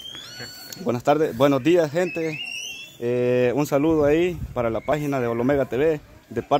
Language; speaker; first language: Spanish; native; Spanish